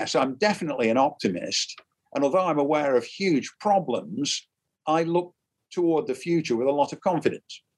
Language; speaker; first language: English; native; English